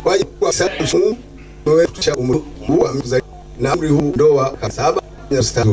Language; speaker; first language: Swahili; native; Swahili